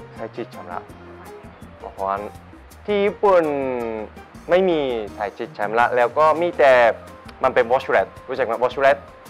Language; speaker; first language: Thai; non-native, fluent; Japanese